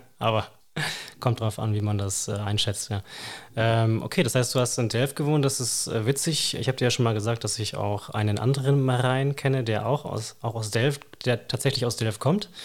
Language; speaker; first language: German; native; German